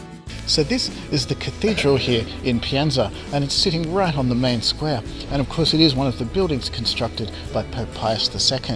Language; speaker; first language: English; native; English